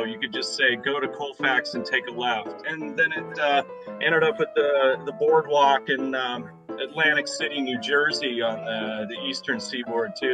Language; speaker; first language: English; native; English